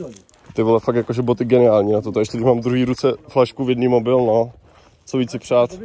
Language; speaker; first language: Czech; native; Czech